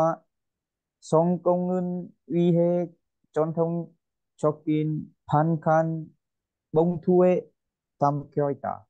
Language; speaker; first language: Korean; non-native, learner; Vietnamese